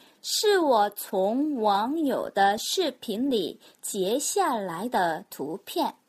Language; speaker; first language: Chinese; non-native, fluent; Korean